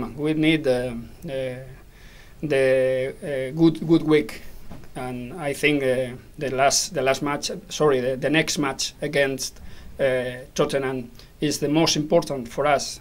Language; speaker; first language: English; non-native, learner; Spanish